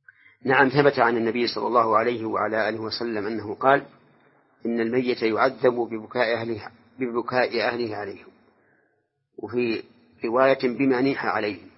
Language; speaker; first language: Arabic; native; Arabic